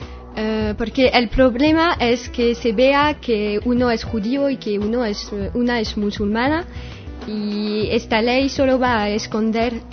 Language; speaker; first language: Spanish; non-native, learner; French